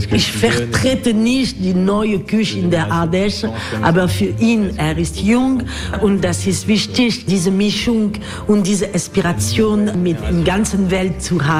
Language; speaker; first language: German; non-native, learner; French